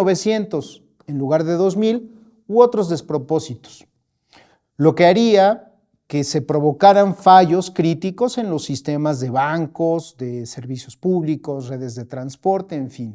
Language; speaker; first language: Spanish; native; Spanish